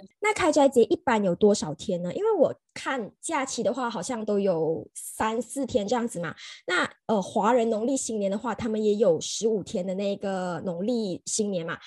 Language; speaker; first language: Chinese; native; Chinese